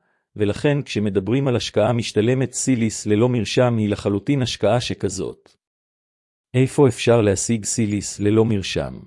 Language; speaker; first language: Hebrew; native; Hebrew